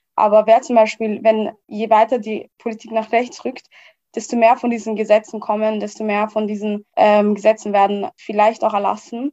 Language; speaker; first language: German; early bilingual, other home language; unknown